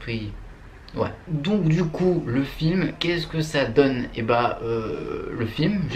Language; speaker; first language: French; native; French